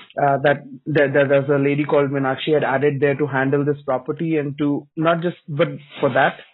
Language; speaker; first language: English; non-native, local second language; Hindi